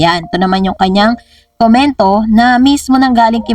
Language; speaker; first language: Filipino; native; Filipino